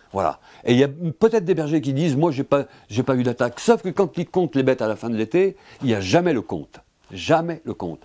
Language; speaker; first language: French; native; French